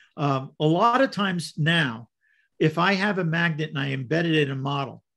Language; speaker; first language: English; native; English